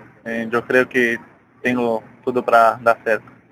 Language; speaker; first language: Spanish; non-native, learner; Portuguese